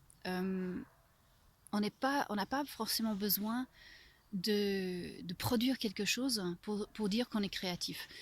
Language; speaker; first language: French; non-native, fluent; English